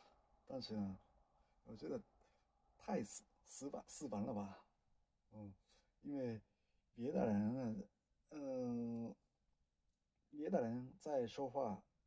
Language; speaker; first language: Chinese; non-native, learner; Japanese